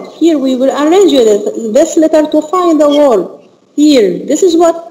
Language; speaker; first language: English; non-native, learner; Arabic